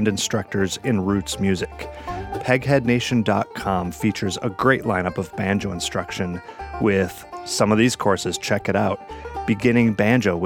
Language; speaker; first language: English; native; English